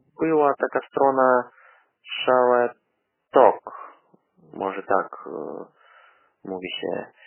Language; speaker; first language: Polish; non-native, learner; Russian